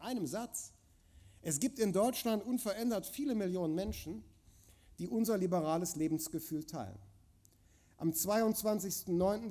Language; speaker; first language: German; native; German